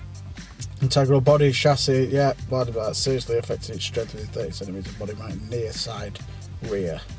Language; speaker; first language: English; native; English